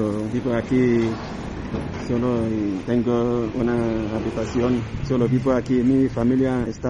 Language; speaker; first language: Spanish; non-native, learner; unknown